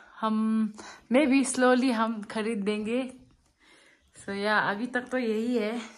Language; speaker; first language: Hindi; non-native, local second language; Tibetan